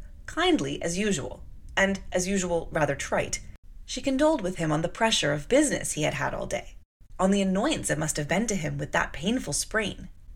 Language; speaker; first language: English; native; English